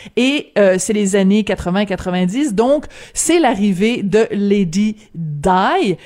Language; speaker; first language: French; native; French